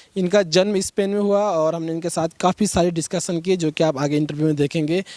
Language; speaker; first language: Hindi; native; Hindi